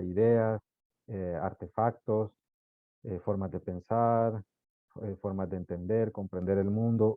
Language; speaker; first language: Spanish; native; Spanish